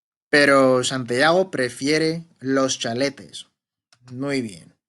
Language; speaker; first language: Spanish; non-native, fluent; Arabic